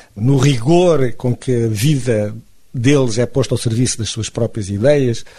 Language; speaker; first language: Portuguese; native; Portuguese